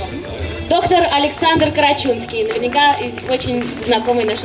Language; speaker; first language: Russian; native; Russian